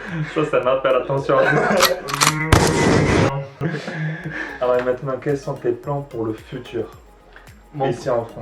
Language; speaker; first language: French; native; French